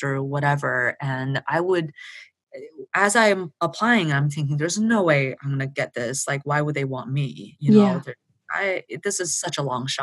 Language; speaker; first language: English; early bilingual, other home language; Chinese